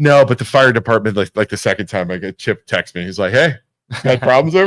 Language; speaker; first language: English; native; English